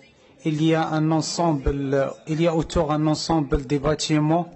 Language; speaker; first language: French; non-native, learner; Arabic